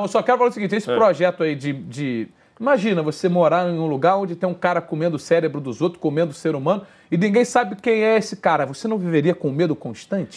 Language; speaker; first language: Portuguese; native; Portuguese